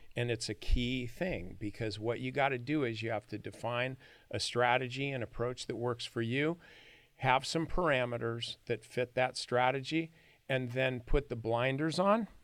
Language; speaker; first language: English; native; English